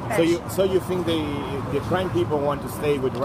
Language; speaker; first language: English; non-native, fluent; Italian